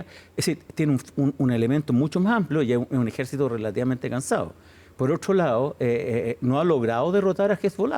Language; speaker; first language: Spanish; native; Spanish